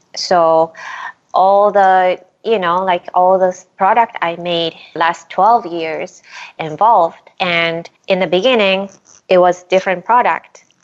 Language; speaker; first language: English; non-native, fluent; Japanese